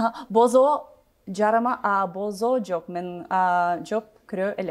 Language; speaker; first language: Kyrgyz; non-native, learner; English